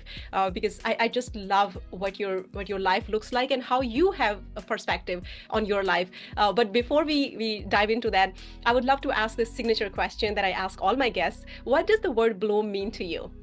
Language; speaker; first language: English; non-native, fluent; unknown